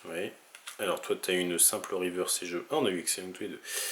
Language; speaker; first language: French; native; French